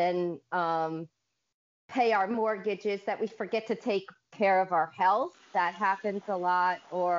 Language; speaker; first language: English; native; English